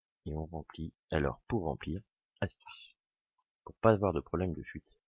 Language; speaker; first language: French; native; French